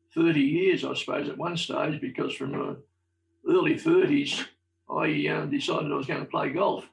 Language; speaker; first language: English; native; English